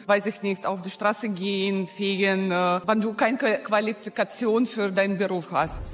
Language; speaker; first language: German; non-native, fluent; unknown